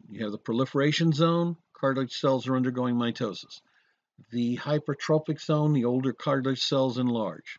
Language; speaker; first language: English; native; English